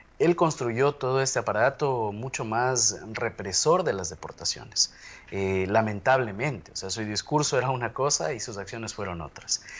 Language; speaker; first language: Spanish; native; Spanish